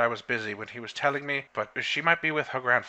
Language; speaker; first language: English; native; English